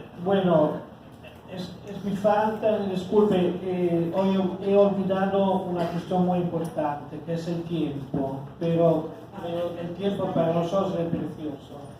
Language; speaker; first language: Spanish; non-native, fluent; Italian